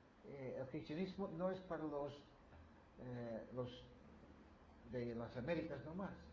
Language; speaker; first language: Spanish; non-native, fluent; English